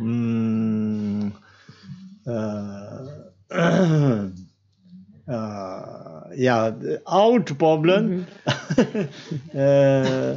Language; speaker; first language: English; non-native, learner; Tibetan